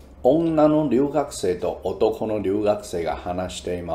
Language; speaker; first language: Japanese; non-native, fluent; Chinese